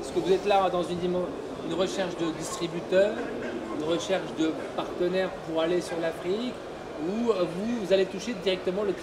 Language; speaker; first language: French; native; French